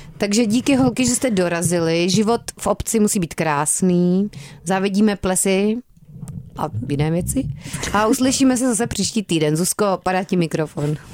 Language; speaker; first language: Czech; native; Czech